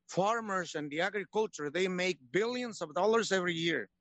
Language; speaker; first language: English; non-native, learner; Spanish